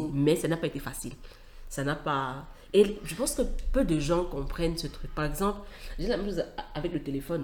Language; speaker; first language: French; native; French